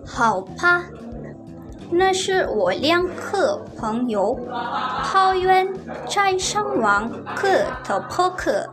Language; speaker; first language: Chinese; non-native, learner; Indonesian